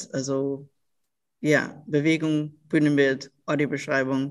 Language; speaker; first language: German; non-native, local second language; English